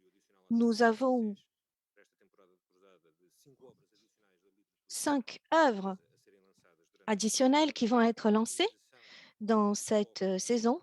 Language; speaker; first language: French; non-native, fluent; Portuguese